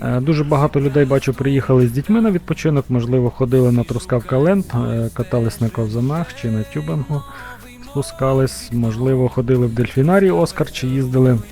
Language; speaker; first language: Ukrainian; native; Ukrainian